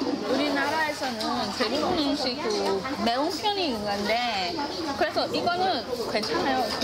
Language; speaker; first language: Korean; non-native, learner; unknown